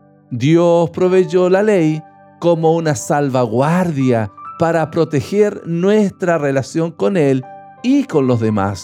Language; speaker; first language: Spanish; native; Spanish